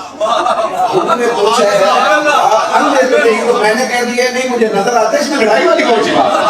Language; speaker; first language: Urdu; non-native, local second language; Punjabi